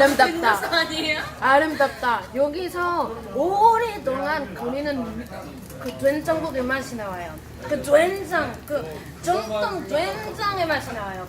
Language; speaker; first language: Korean; non-native, fluent; French